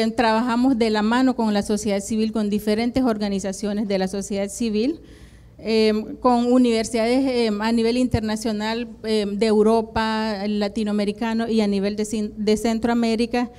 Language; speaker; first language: Spanish; native; Spanish